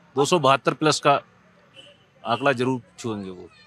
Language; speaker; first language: Hindi; native; Hindi